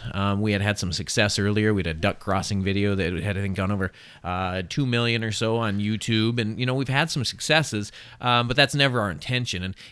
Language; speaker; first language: English; native; English